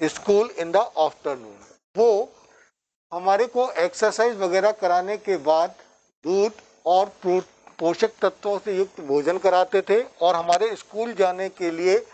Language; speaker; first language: Hindi; native; Hindi